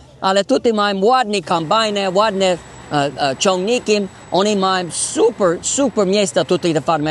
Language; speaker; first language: Polish; early bilingual, heritage; English